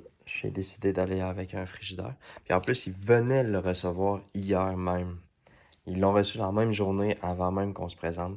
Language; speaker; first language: French; native; French